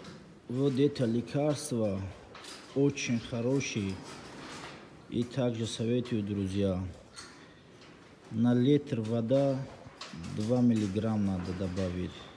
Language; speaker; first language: Russian; non-native, learner; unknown